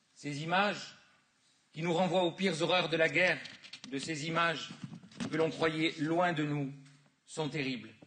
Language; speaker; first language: French; native; French